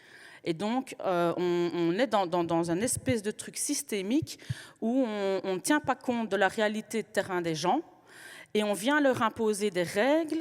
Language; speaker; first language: French; native; French